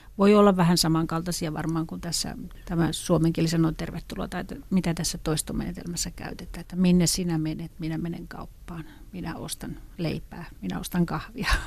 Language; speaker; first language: Finnish; native; Finnish